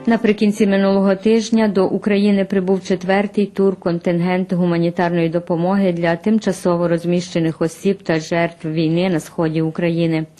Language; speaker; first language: Ukrainian; early bilingual, heritage; Ukrainian